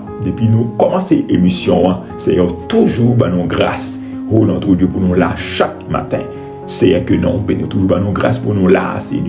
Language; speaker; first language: French; non-native, local second language; Haitian Creole